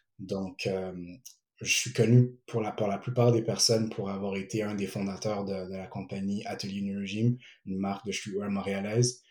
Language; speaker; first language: French; early bilingual, other home language; Ewe